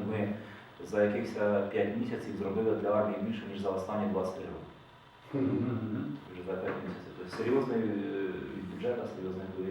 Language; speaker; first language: Ukrainian; native; Ukrainian